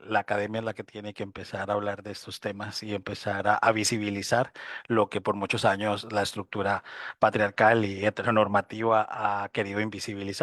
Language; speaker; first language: Spanish; native; Spanish